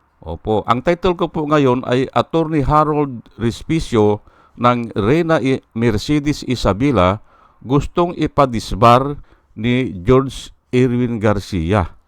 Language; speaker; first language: Filipino; native; Filipino